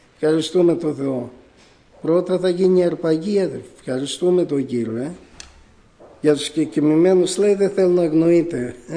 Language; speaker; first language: Greek; native; Greek